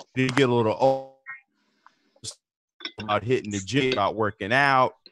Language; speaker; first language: English; native; English